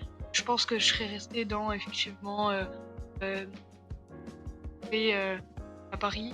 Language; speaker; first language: French; native; French